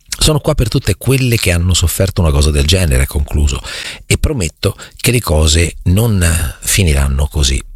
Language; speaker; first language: Italian; native; Italian